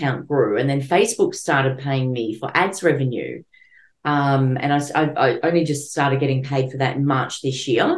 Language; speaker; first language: English; native; English